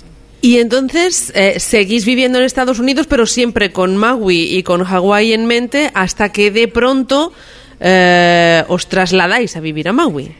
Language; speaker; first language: Spanish; native; Spanish